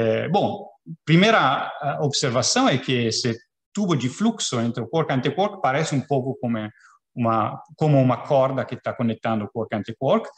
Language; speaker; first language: Portuguese; non-native, fluent; Italian